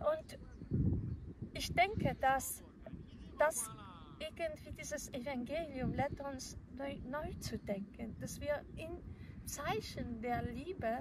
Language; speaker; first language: German; non-native, fluent; Polish